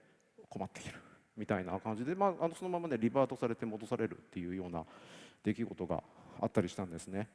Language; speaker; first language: Japanese; native; Japanese